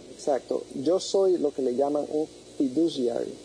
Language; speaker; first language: Spanish; early bilingual, heritage; Spanish